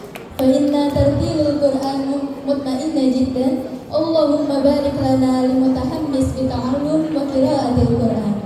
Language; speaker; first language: Arabic; non-native, learner; Indonesian